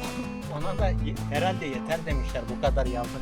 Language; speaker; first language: Turkish; native; Turkish